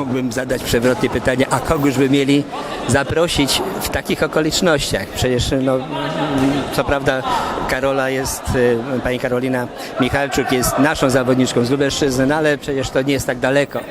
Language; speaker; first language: Polish; native; Polish